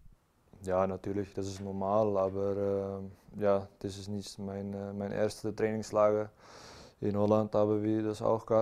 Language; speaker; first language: German; non-native, learner; Dutch